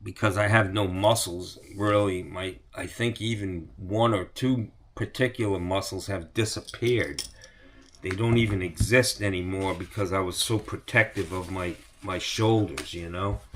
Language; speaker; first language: English; native; English